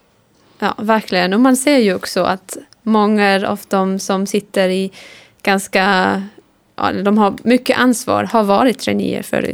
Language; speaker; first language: Swedish; non-native, fluent; German